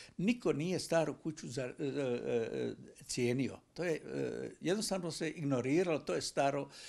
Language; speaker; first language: Croatian; native; Croatian